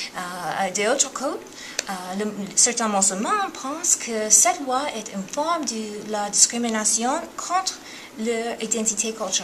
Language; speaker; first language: French; non-native, learner; English